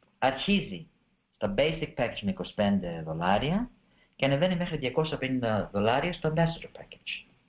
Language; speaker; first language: Greek; early bilingual, heritage; Greek